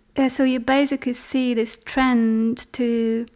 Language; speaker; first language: English; non-native, fluent; Polish